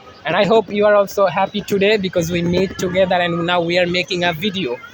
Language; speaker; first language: English; non-native, fluent; Bangla